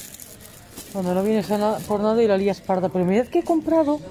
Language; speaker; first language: Spanish; native; Spanish